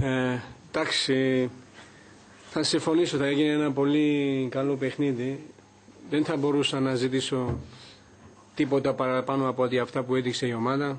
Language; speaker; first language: Greek; non-native, fluent; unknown